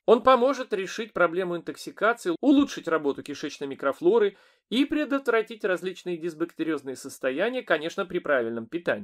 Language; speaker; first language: Russian; native; Russian